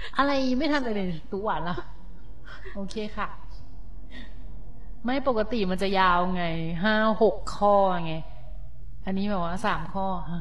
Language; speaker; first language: Thai; native; Thai